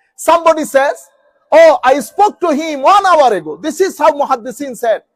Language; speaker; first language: English; non-native, local second language; Bangla